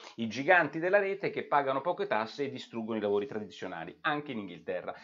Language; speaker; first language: Italian; native; Italian